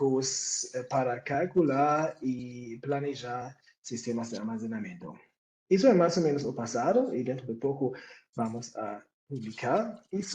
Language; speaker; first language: Portuguese; non-native, fluent; German